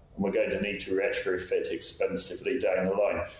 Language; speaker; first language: English; native; English